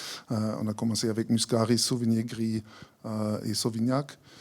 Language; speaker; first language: French; non-native, fluent; German